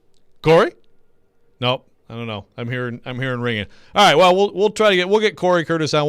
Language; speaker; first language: English; native; English